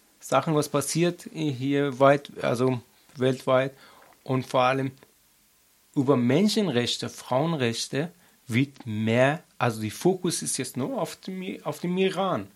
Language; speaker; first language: German; non-native, learner; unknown